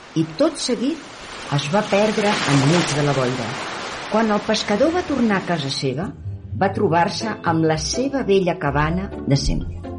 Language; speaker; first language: Catalan; native; Catalan